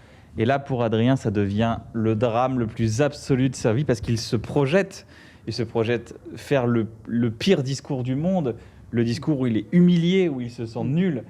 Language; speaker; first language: French; native; French